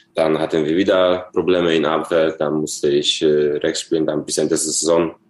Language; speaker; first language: German; non-native, fluent; Polish